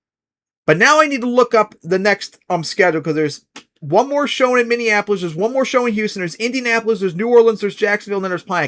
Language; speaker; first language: English; native; English